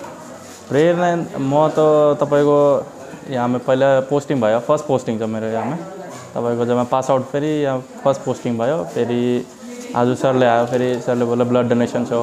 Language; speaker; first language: Nepali; non-native, learner; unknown